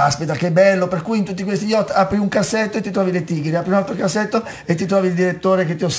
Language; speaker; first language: Italian; native; Italian